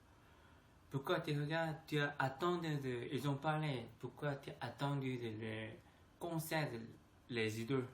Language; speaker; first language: French; non-native, learner; Korean